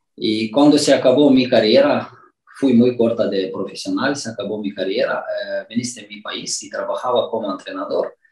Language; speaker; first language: Spanish; non-native, learner; Romanian